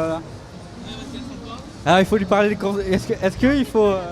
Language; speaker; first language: French; native; French